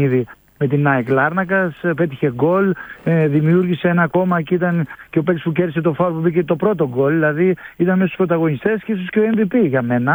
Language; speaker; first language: Greek; native; Greek